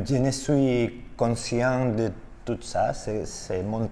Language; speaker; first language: French; non-native, learner; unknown